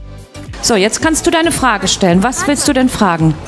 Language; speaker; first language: German; native; German